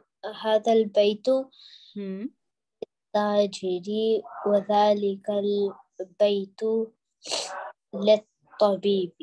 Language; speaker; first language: Arabic; non-native, learner; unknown